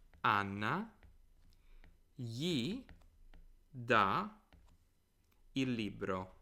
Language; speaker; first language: Italian; non-native, fluent; English